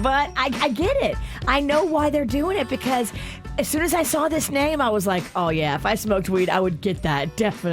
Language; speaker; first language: English; native; English